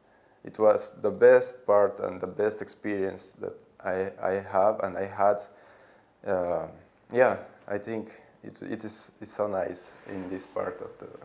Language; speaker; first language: English; non-native, learner; Spanish